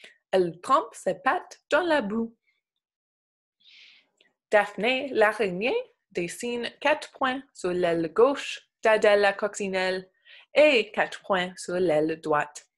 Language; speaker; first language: French; non-native, local second language; English